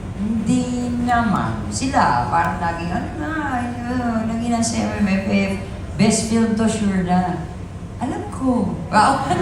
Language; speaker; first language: Filipino; native; Filipino